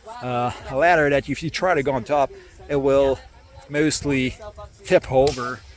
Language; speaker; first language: English; non-native, local second language; French